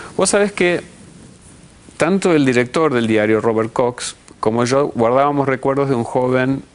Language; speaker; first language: Spanish; early bilingual, heritage; Spanish